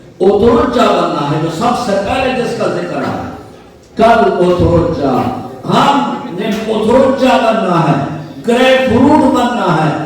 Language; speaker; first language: Urdu; non-native, local second language; Pashto